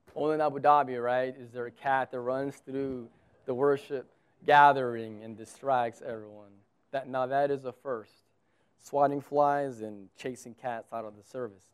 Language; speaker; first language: English; native; English